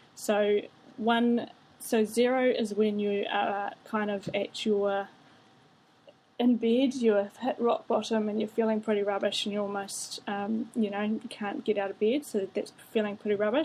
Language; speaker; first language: English; native; English